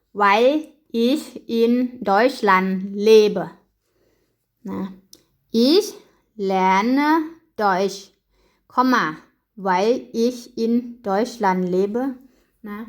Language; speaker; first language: German; non-native, fluent; Thai